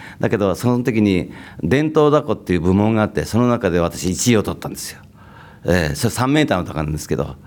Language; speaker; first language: Japanese; native; Japanese